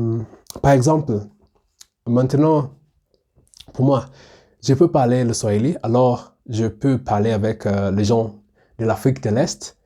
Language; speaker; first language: French; non-native, learner; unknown